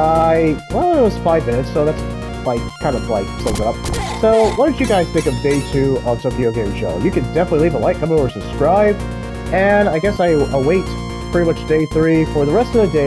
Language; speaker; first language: English; native; English